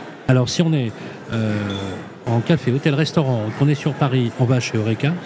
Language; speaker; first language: French; native; French